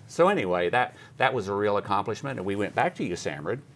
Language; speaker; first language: English; native; English